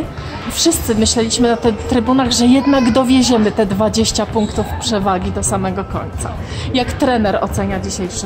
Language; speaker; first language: Polish; native; Polish